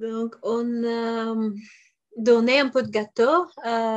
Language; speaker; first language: French; non-native, fluent; Bulgarian